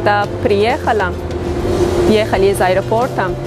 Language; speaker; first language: Russian; non-native, fluent; Persian